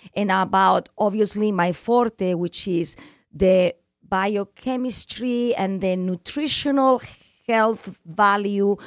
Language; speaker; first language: English; non-native, fluent; Spanish